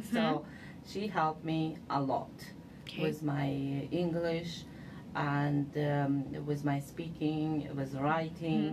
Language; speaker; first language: English; non-native, fluent; Uzbek